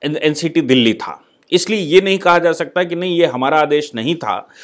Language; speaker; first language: Hindi; native; Hindi